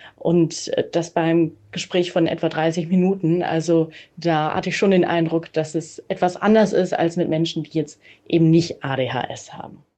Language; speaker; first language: German; native; German